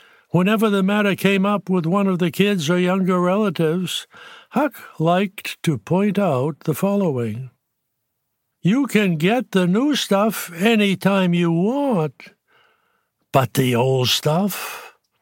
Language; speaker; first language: English; native; English